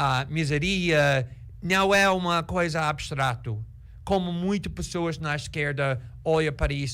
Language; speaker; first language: Portuguese; non-native, fluent; English